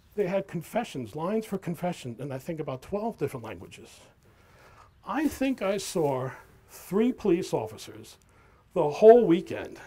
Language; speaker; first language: English; native; English